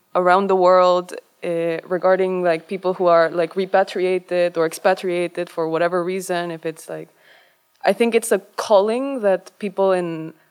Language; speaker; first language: English; non-native, fluent; Spanish